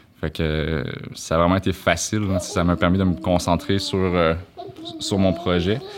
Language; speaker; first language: French; native; French